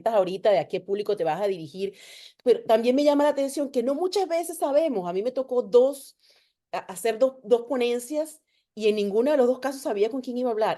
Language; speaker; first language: Spanish; native; Spanish